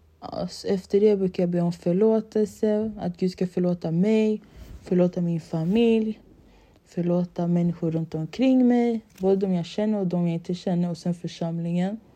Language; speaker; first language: Swedish; early bilingual, other home language; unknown